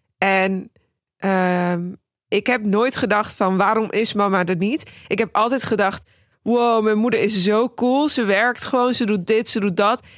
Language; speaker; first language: Dutch; early bilingual, other home language; Persian